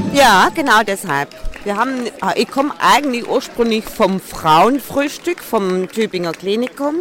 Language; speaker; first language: German; native; German